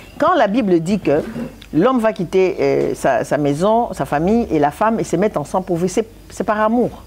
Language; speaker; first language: French; non-native, local second language; Lingala